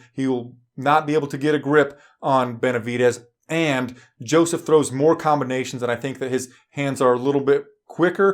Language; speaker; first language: English; native; English